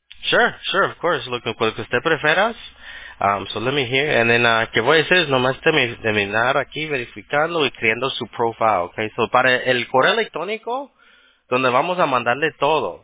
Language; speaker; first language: Spanish; early bilingual, heritage; Spanish